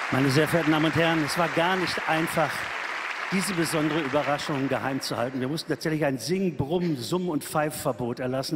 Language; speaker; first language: German; native; German